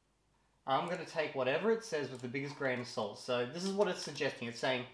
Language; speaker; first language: English; native; English